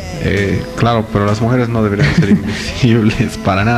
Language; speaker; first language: Spanish; native; Spanish